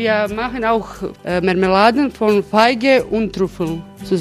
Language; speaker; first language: German; non-native, learner; Croatian